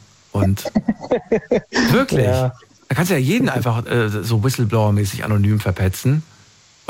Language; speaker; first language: German; native; German